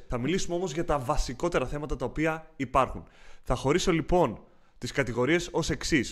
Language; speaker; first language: Greek; native; Greek